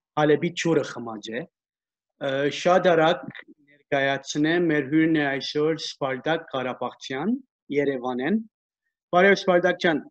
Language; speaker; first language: Armenian; early bilingual, heritage; Armenian